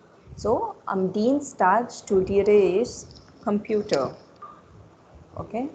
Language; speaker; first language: German; non-native, fluent; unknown